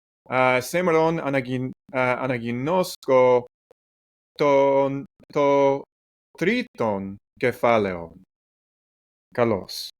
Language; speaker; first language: Greek; non-native, fluent; English